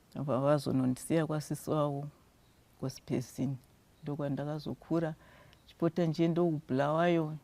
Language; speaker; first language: Shona; non-native, local second language; North Ndebele